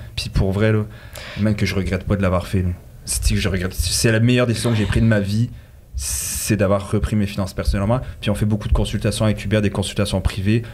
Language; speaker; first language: French; native; French